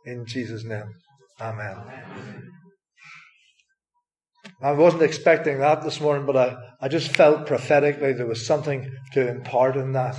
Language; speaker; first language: English; native; English